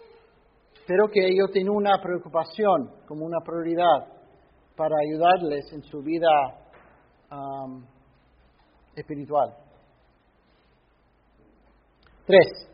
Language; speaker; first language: Spanish; non-native, fluent; English